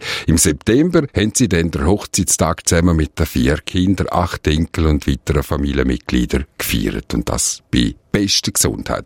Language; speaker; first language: German; native; German